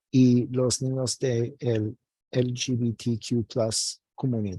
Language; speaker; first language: Spanish; non-native, fluent; English